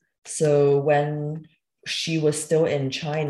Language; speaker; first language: English; native; English